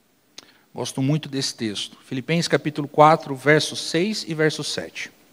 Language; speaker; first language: Portuguese; native; Portuguese